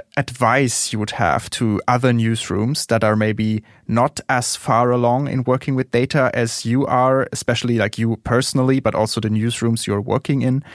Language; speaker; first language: English; non-native, fluent; German